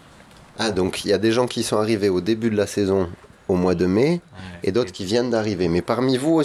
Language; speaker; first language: French; native; French